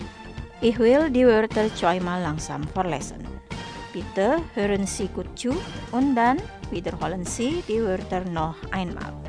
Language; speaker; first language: German; non-native, fluent; Indonesian